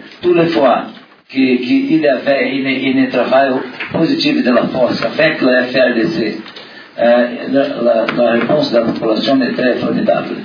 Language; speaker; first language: French; non-native, learner; Portuguese